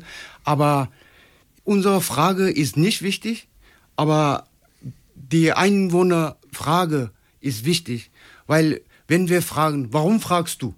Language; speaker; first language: German; non-native, learner; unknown